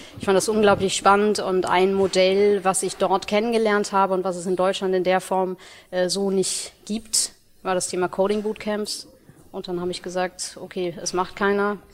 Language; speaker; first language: German; early bilingual, other home language; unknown